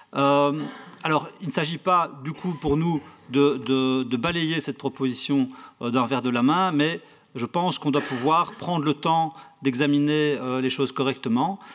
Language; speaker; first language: French; native; French